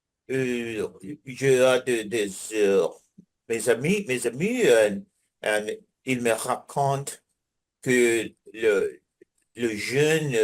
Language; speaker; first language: French; non-native, learner; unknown